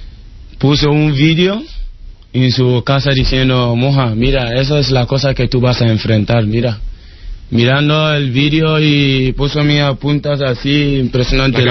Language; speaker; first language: Spanish; non-native, learner; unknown